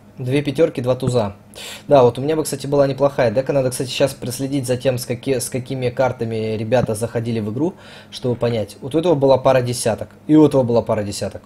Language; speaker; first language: Russian; native; Russian